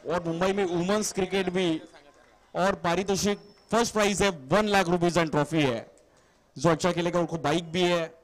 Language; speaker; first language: Hindi; non-native, local second language; Marathi